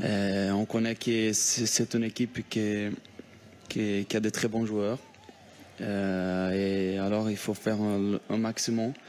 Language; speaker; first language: French; non-native, fluent; Portuguese